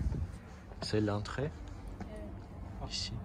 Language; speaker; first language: French; non-native, learner; Turkish